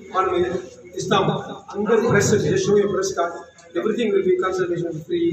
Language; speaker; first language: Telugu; non-native, learner; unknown